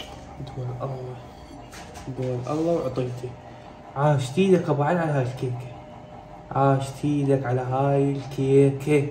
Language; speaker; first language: Arabic; native; Arabic